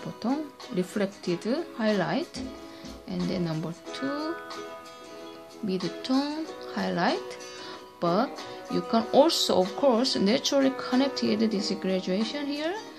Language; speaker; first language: English; non-native, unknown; Korean